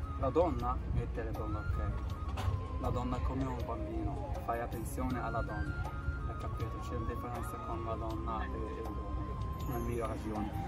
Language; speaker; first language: Italian; non-native, learner; Arabic